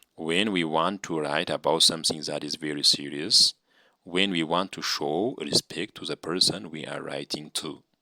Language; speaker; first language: English; non-native, local second language; Amharic